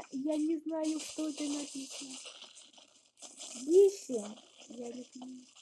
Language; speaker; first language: Russian; early bilingual, heritage; Russian